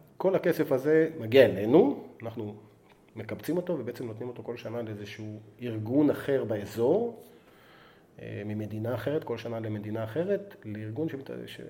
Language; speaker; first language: Hebrew; native; Hebrew